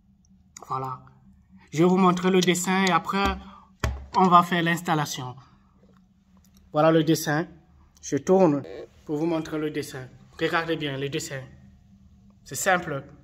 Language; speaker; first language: French; non-native, local second language; Arabic